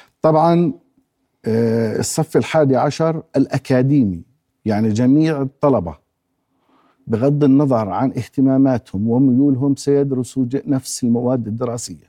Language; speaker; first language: Arabic; native; Arabic